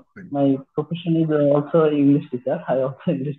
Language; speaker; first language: English; non-native, learner; Bangla